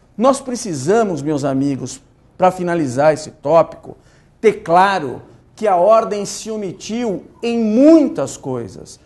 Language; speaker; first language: Portuguese; native; Portuguese